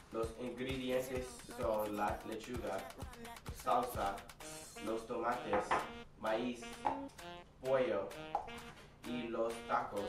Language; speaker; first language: Spanish; non-native, learner; English